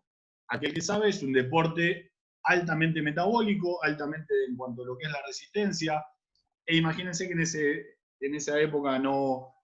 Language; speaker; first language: Spanish; native; Spanish